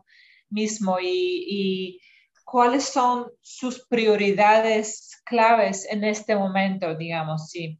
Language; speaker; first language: Spanish; non-native, fluent; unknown